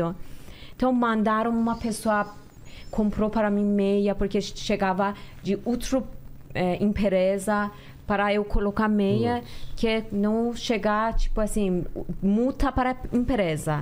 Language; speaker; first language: Portuguese; non-native, learner; Persian